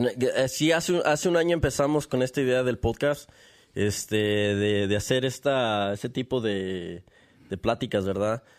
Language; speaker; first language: Spanish; early bilingual, heritage; Spanish